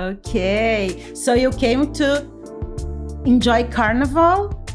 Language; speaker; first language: English; non-native, fluent; Portuguese